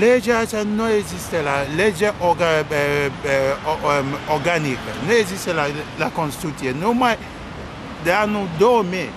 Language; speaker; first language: Romanian; non-native, local second language; Russian